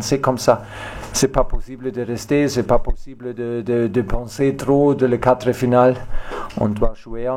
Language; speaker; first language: French; non-native, learner; German